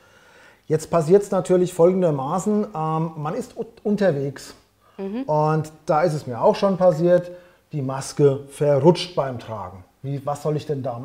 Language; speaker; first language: German; native; German